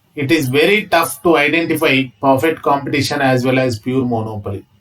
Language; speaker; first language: English; non-native, local second language; Telugu